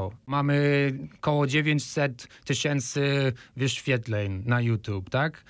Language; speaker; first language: Polish; non-native, fluent; English